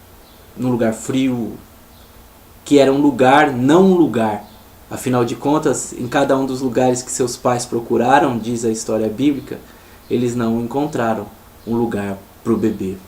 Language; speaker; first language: Portuguese; native; Portuguese